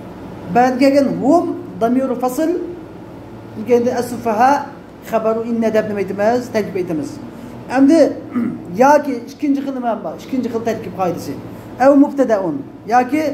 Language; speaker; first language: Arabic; non-native, fluent; Uyghur